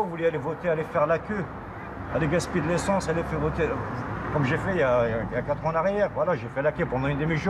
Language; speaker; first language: French; native; French